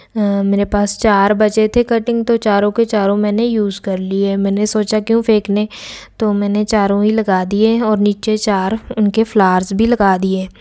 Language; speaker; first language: Hindi; non-native, local second language; Punjabi